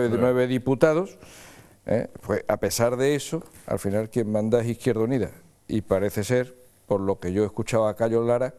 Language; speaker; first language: Spanish; native; Spanish